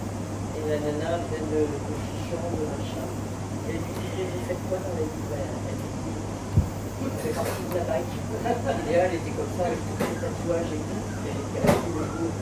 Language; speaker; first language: French; native; French